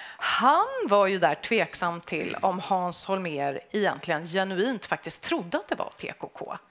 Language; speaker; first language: Swedish; native; Swedish